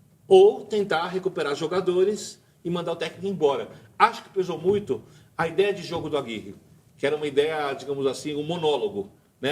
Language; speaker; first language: Portuguese; native; Portuguese